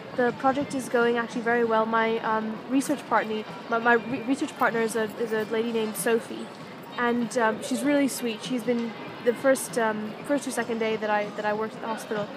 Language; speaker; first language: English; native; English